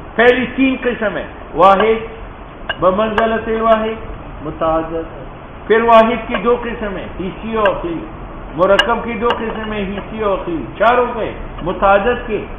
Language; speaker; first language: Urdu; non-native, local second language; Pashto